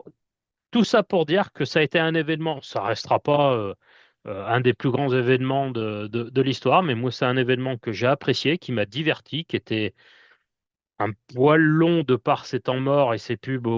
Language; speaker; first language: French; native; French